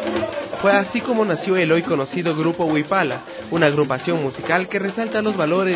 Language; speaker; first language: Spanish; native; Spanish